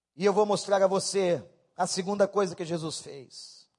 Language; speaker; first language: Portuguese; native; Portuguese